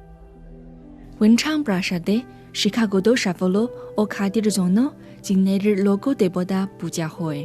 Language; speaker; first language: Bangla; non-native, fluent; Chinese